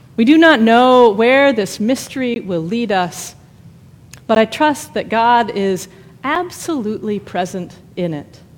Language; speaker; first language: English; native; English